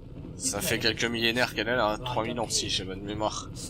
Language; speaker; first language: French; native; French